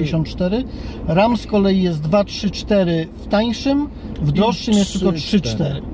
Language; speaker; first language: Polish; native; Polish